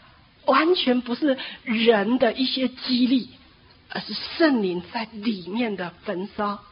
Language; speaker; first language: Chinese; native; Chinese